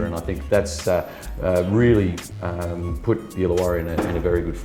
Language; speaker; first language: English; native; English